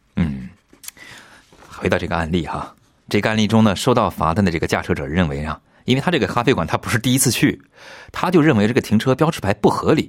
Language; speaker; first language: Chinese; native; Chinese